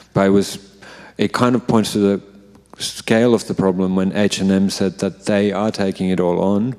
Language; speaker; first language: English; non-native, fluent; Finnish